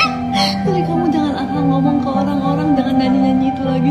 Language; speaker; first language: Indonesian; native; Indonesian